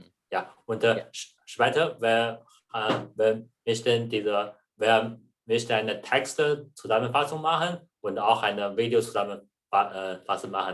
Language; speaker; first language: German; non-native, learner; Chinese